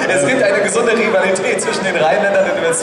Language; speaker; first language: German; native; German